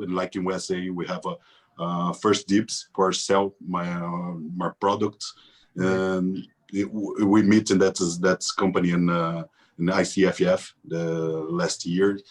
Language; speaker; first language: English; non-native, learner; Portuguese